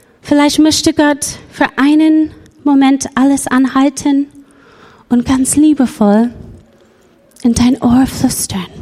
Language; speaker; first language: German; non-native, fluent; English